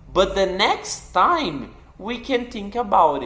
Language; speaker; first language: English; non-native, fluent; Portuguese